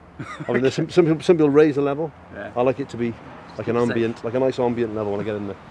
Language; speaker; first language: English; native; English